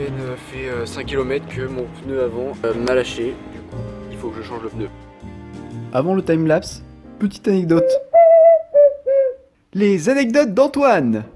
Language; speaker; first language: French; native; French